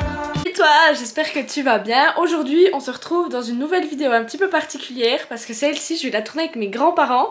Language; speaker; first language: French; native; French